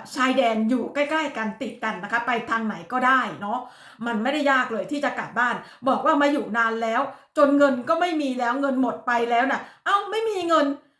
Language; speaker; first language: Thai; native; Thai